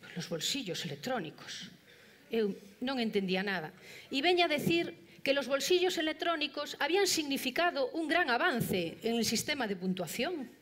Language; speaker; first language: Spanish; non-native, local second language; Galician